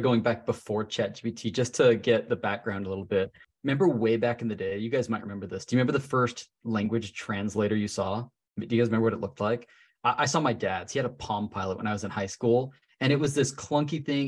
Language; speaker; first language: English; native; English